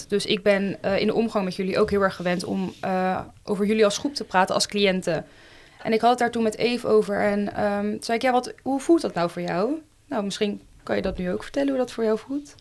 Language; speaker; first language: Dutch; native; Dutch